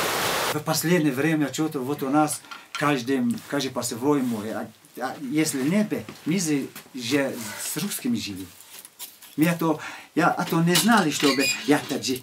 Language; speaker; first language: Russian; non-native, local second language; Tajik